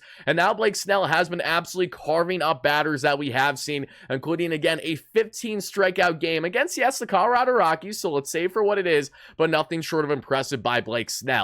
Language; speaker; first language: English; native; English